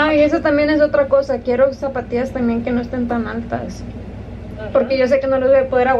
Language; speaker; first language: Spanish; early bilingual, heritage; Spanish